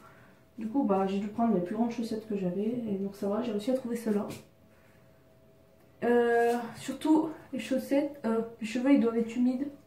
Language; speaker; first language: French; native; French